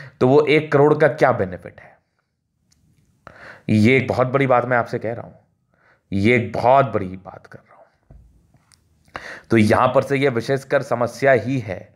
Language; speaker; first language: Hindi; native; Hindi